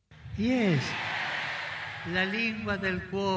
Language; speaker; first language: Italian; early bilingual, heritage; Spanish